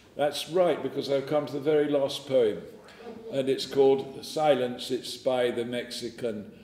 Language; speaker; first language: English; native; English